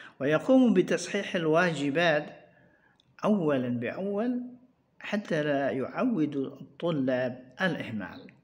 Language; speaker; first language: Arabic; non-native, fluent; Indonesian